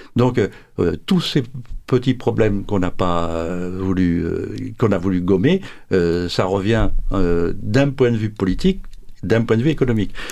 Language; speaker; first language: French; native; French